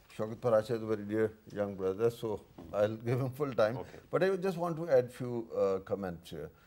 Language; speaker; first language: English; non-native, local second language; Urdu